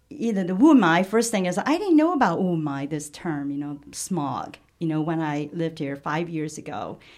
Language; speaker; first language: English; non-native, local second language; Chinese